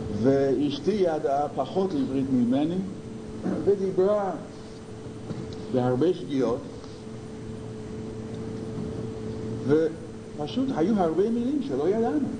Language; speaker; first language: Hebrew; non-native, fluent; English